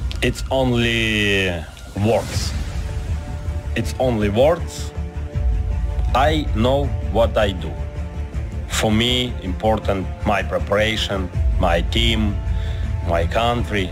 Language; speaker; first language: English; non-native, learner; Ukrainian